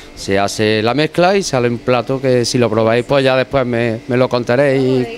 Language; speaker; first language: Spanish; native; Spanish